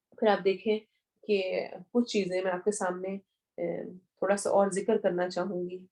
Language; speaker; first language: Urdu; native; Urdu